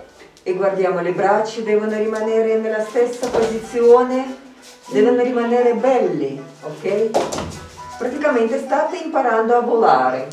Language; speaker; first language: Italian; non-native, fluent; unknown